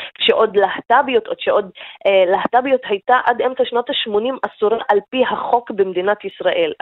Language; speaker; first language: Hebrew; non-native, local second language; Arabic